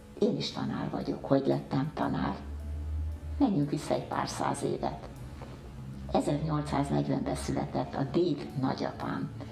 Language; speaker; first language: Hungarian; early bilingual, heritage; Hungarian